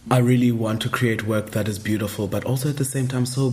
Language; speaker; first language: English; non-native, local second language; Xhosa